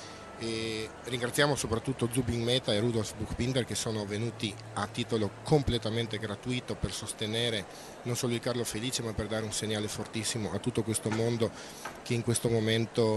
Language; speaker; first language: Italian; native; Italian